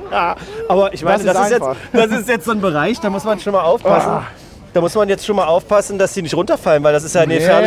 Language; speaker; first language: German; native; German